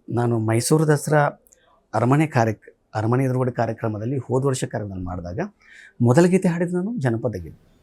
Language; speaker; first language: Kannada; non-native, local second language; Telugu